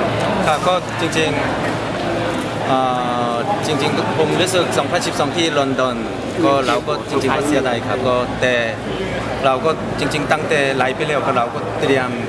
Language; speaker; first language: Thai; non-native, fluent; Korean